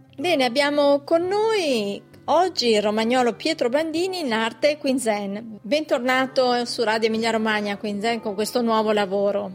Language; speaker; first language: Italian; native; Italian